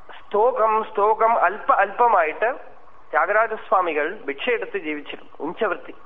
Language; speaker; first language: Malayalam; non-native, local second language; Tamil